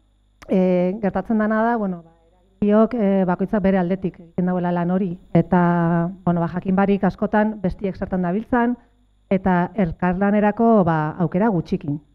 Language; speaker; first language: Basque; native; Basque